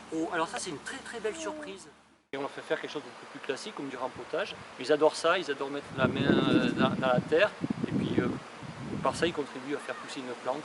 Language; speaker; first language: French; native; French